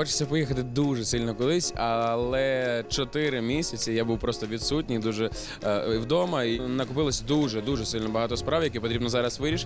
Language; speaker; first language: Ukrainian; native; Ukrainian